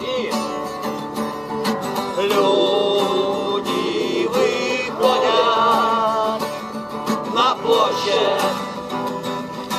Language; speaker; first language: Russian; native; Russian